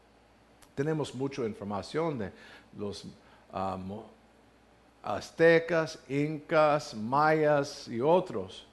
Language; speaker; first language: Spanish; non-native, fluent; English